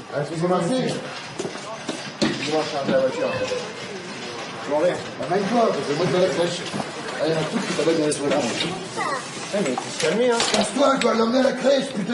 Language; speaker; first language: French; native; French